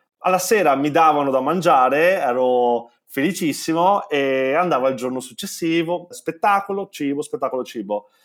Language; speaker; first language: Italian; native; Italian